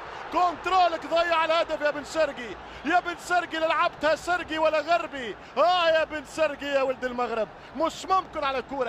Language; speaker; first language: Arabic; native; Arabic